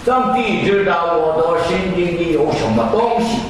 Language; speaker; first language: Chinese; non-native, learner; Korean